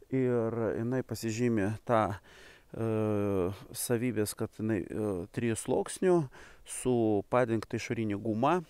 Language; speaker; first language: Lithuanian; non-native, local second language; Polish